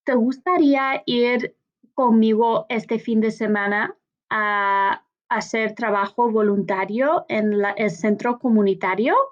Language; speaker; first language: Spanish; non-native, fluent; English